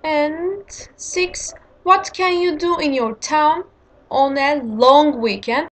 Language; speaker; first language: English; non-native, fluent; Turkish